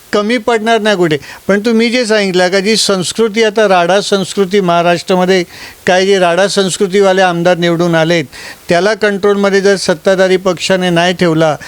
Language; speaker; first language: Marathi; non-native, local second language; Gujarati